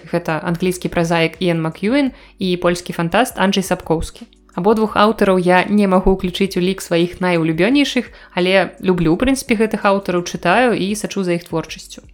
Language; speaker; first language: Belarusian; native; Belarusian